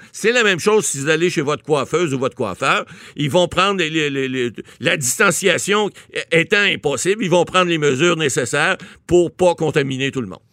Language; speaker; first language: French; native; French